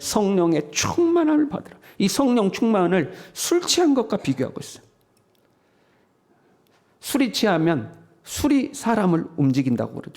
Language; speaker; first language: Korean; native; Korean